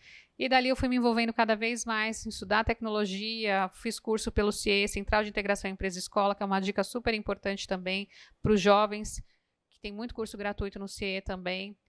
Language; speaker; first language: Portuguese; native; Portuguese